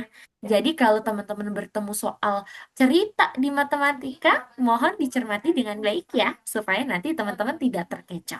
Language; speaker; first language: Indonesian; native; Indonesian